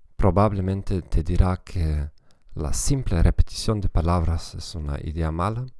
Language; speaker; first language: Spanish; non-native, fluent; German